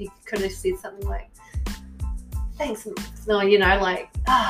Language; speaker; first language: English; native; English